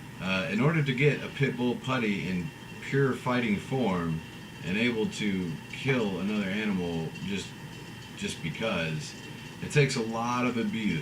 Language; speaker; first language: English; native; English